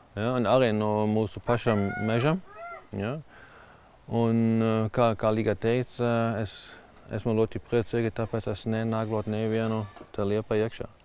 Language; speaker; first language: Latvian; non-native, learner; German